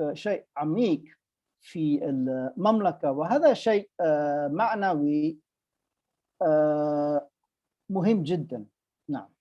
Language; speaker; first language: Arabic; non-native, fluent; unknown